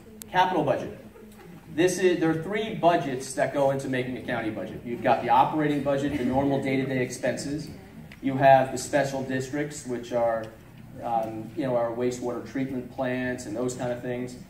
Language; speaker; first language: English; native; English